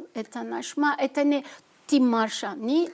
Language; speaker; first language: Russian; non-native, learner; Turkish